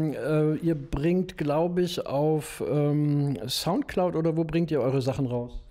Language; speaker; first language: German; native; German